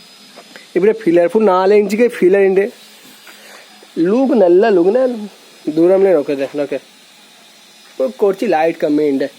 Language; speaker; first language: Malayalam; non-native, learner; Hindi